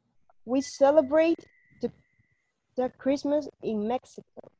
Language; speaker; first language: English; non-native, learner; Spanish